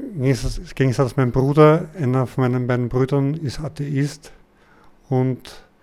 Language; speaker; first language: German; native; German